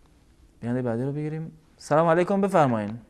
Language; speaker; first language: Persian; native; Persian